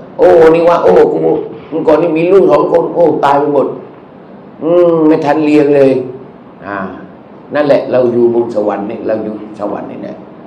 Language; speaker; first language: Thai; non-native, local second language; Malay